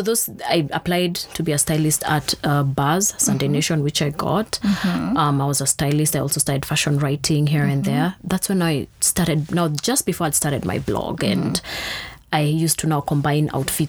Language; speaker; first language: English; non-native, local second language; Kikuyu